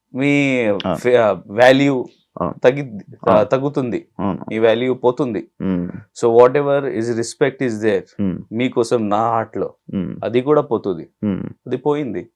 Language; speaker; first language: Telugu; non-native, learner; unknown